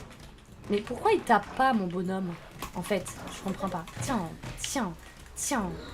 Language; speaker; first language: French; native; French